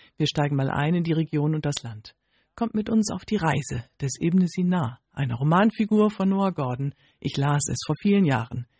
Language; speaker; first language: German; native; German